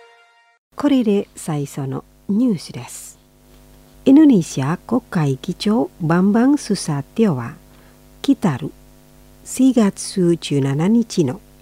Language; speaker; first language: Japanese; non-native, fluent; Indonesian